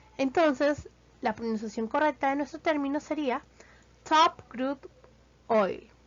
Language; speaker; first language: Spanish; native; Spanish